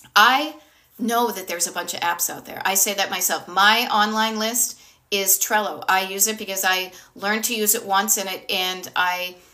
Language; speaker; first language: English; native; English